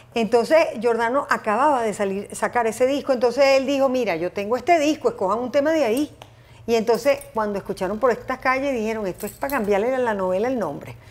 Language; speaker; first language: Spanish; native; Spanish